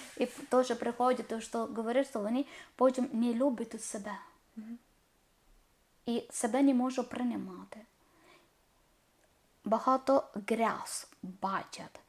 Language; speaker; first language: Ukrainian; non-native, learner; Malayalam